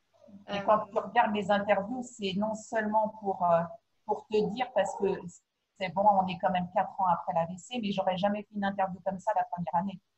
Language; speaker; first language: French; native; French